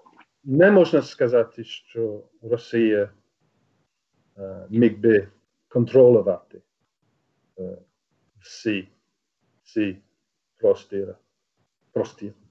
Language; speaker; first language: Ukrainian; non-native, learner; English